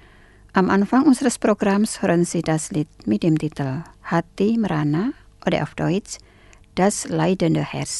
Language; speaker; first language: German; non-native, fluent; Indonesian